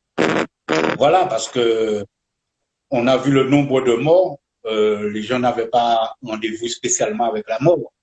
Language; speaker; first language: French; native; French